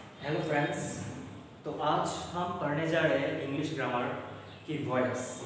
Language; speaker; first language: Hindi; non-native, local second language; Bangla